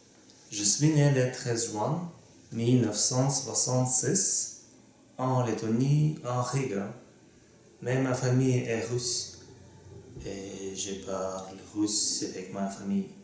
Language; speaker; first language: French; non-native, learner; Russian